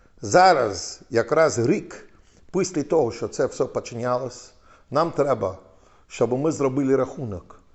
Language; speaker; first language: Ukrainian; non-native, learner; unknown